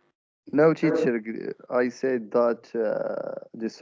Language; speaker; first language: English; non-native, learner; Arabic